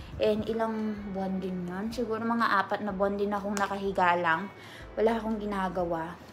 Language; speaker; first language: Filipino; native; Filipino